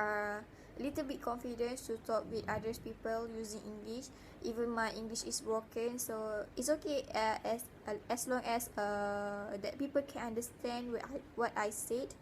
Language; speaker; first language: English; non-native, learner; Malay